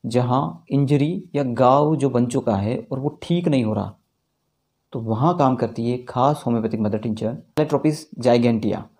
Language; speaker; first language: Hindi; native; Hindi